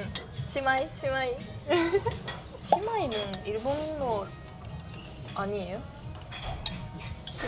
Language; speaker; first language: Korean; non-native, learner; Japanese